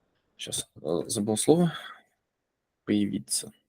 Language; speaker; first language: Russian; native; Russian